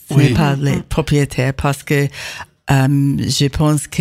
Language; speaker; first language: French; non-native, learner; English